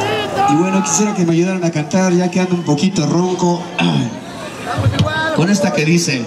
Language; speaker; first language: Spanish; native; Spanish